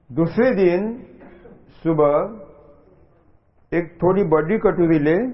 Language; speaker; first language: Hindi; non-native, local second language; Marathi